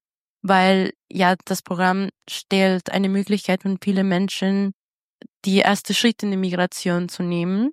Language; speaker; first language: German; non-native, fluent; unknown